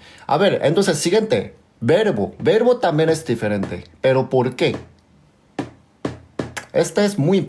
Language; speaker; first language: Spanish; non-native, fluent; Korean